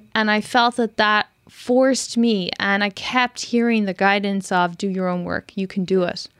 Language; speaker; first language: English; native; English